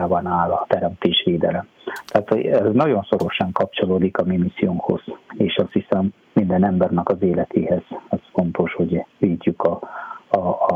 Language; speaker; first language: Hungarian; non-native, fluent; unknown